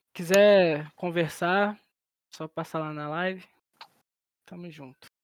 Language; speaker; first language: Portuguese; native; Portuguese